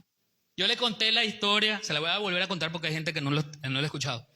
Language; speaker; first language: Spanish; native; Spanish